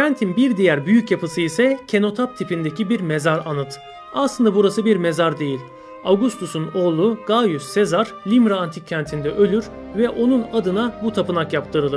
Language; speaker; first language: Turkish; native; Turkish